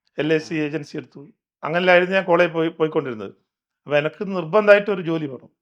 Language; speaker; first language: Malayalam; native; Malayalam